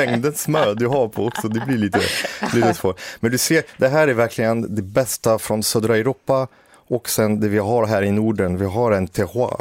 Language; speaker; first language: Swedish; native; Swedish